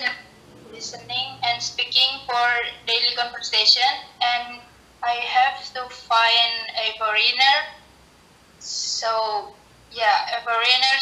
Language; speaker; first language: English; non-native, learner; Indonesian